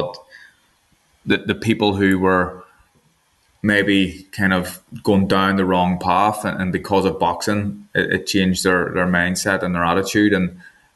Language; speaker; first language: English; native; English